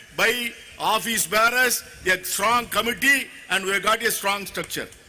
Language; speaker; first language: English; non-native, local second language; Tamil